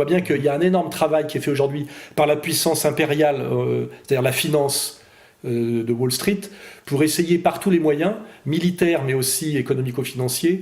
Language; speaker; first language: French; native; French